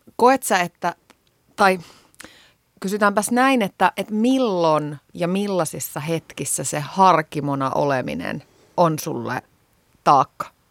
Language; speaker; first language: Finnish; native; Finnish